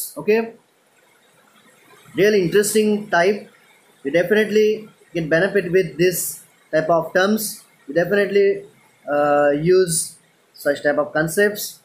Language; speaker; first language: English; non-native, local second language; Marathi